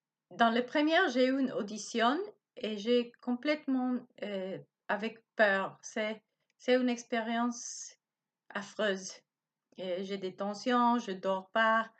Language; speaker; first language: French; non-native, learner; Spanish